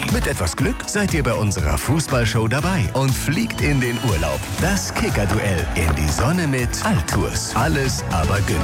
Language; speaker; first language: German; native; German